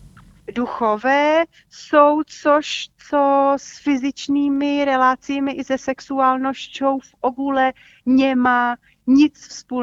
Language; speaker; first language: Polish; non-native, fluent; Czech